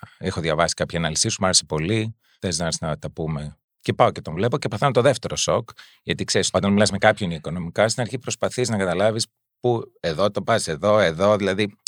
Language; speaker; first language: Greek; native; Greek